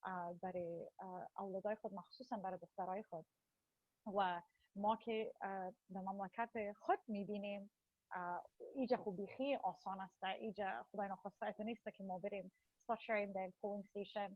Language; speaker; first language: Persian; early bilingual, heritage; Persian